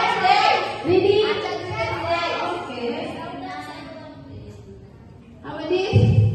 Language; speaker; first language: English; non-native, learner; Indonesian